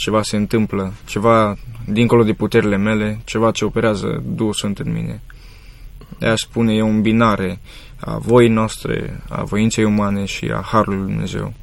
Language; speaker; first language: Romanian; native; Romanian